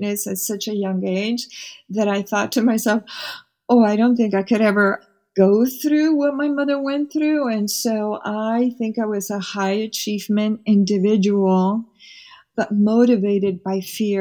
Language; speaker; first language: English; early bilingual, other home language; Spanish